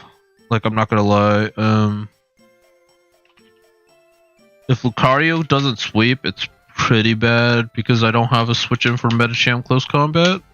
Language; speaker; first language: English; native; English